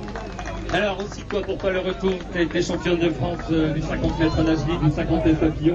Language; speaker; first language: French; native; French